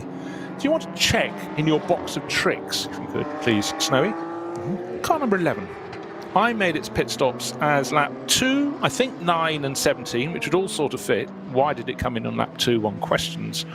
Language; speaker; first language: English; native; English